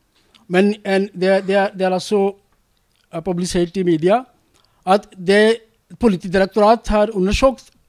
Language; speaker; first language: Norwegian; non-native, learner; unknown